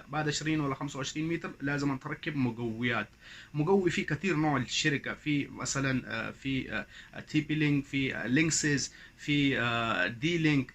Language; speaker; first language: Arabic; non-native, learner; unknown